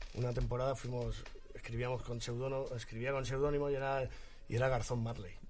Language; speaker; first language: Spanish; native; Spanish